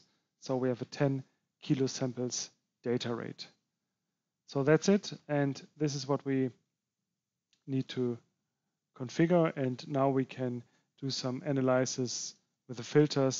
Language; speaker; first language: English; non-native, fluent; German